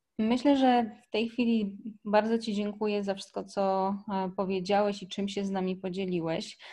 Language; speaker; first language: Polish; native; Polish